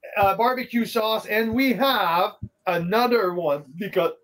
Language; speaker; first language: English; non-native, fluent; French